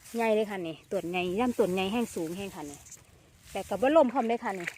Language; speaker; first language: Thai; native; Thai